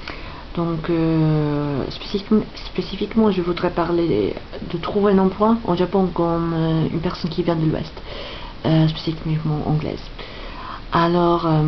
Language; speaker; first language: French; non-native, fluent; English